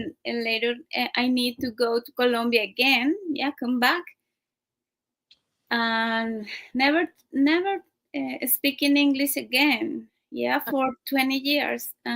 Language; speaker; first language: English; non-native, learner; Spanish